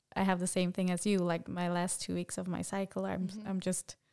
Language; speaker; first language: English; non-native, fluent; Dutch